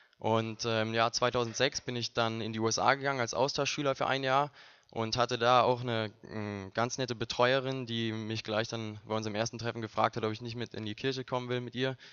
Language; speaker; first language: German; native; German